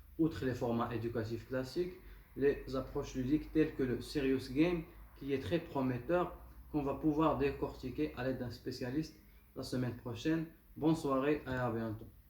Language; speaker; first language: French; non-native, local second language; Arabic